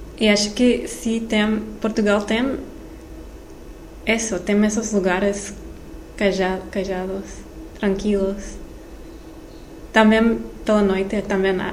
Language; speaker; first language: Portuguese; non-native, learner; English